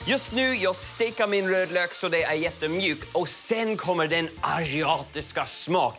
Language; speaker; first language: Swedish; non-native, learner; English